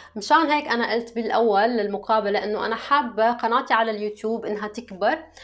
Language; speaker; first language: Arabic; native; Arabic